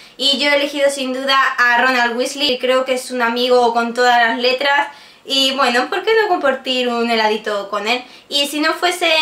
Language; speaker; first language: Spanish; native; Spanish